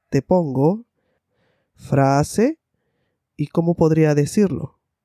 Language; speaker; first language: Spanish; native; Spanish